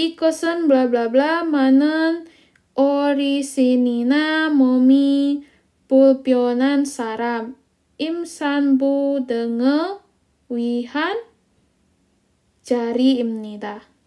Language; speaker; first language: Korean; non-native, fluent; Indonesian